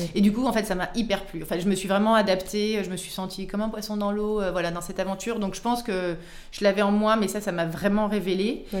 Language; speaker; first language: French; native; French